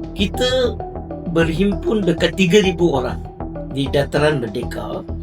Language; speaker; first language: Malay; non-native, local second language; Tamil